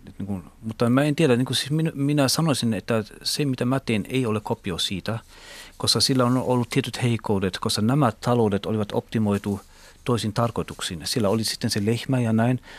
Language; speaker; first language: Finnish; non-native, local second language; Swedish